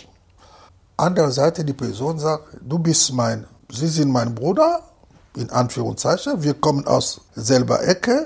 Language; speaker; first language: German; non-native, fluent; Lingala